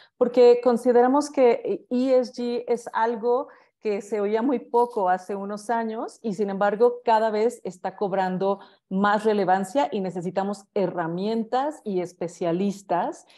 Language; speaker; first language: Spanish; native; Spanish